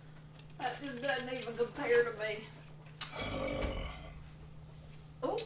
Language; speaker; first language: English; native; English